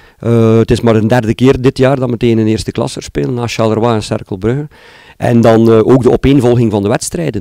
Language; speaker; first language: Dutch; native; Dutch